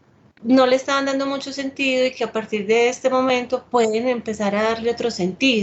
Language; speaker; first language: Spanish; native; Spanish